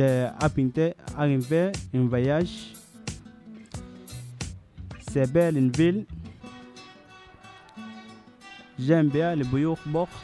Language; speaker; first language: French; non-native, learner; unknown